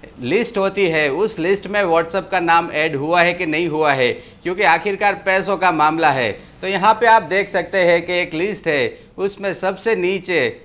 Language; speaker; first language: Hindi; non-native, local second language; Gujarati